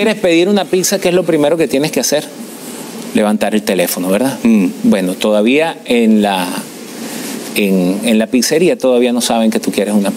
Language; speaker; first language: Spanish; native; Spanish